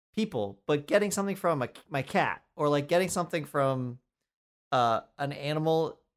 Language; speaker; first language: English; native; English